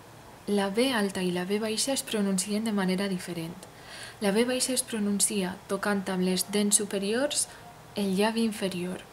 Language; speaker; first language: Catalan; non-native, fluent; Romanian